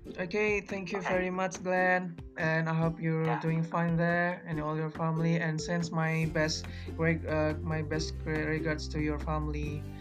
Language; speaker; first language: English; non-native, learner; Indonesian